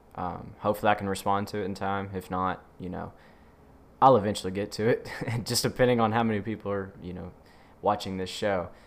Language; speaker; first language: English; native; English